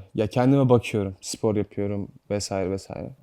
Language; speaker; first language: Turkish; native; Turkish